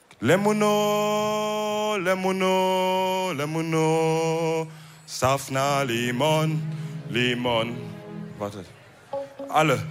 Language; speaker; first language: German; early bilingual, other home language; Wolof